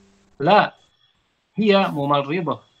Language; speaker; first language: Arabic; non-native, fluent; Indonesian